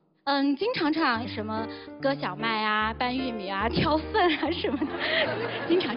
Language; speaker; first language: Chinese; native; Chinese